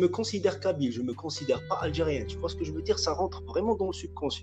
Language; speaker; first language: French; non-native, local second language; Kabyle